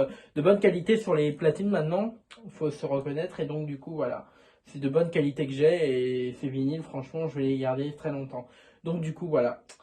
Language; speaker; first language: French; native; French